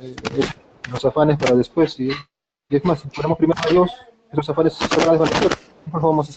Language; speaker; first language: Spanish; native; Spanish